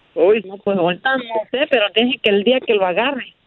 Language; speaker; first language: Spanish; native; Spanish